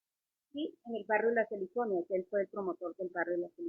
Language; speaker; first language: Spanish; native; Spanish